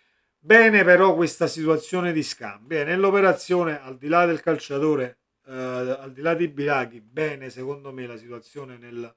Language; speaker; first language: Italian; native; Italian